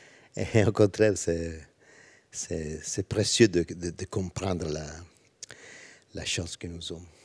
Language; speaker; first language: French; non-native, learner; Italian